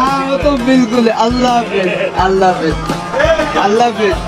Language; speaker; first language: Hindi; non-native, learner; Bangla